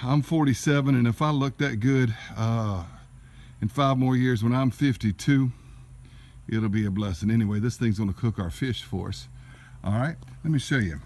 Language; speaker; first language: English; native; English